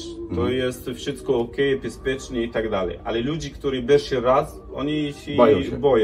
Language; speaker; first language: Polish; non-native, learner; Arabic